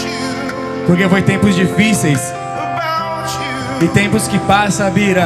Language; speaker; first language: Portuguese; native; Portuguese